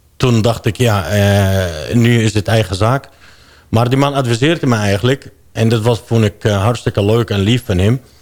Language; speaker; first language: Dutch; non-native, fluent; Arabic